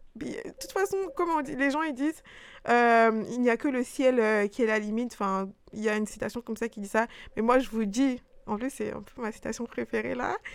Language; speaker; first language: French; early bilingual, other home language; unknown